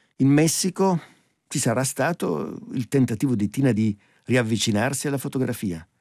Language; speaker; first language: Italian; native; Italian